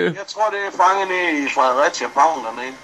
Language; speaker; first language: Danish; native; Danish